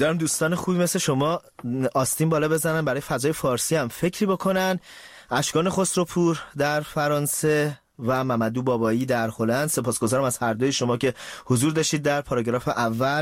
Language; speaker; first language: Persian; native; Persian